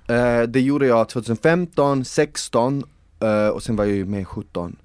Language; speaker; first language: Swedish; native; Swedish